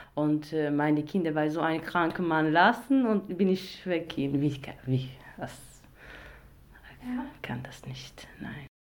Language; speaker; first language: German; non-native, learner; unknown